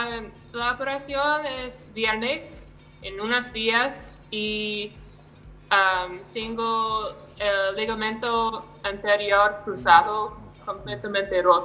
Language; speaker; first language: Spanish; non-native, learner; English